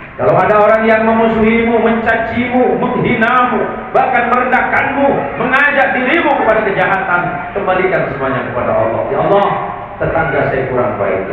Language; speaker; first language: Indonesian; non-native, local second language; Madurese